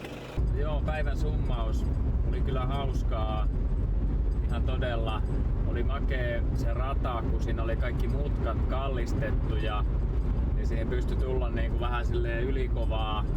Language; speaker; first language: Finnish; native; Finnish